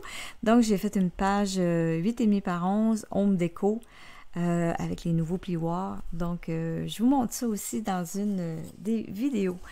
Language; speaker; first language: French; native; French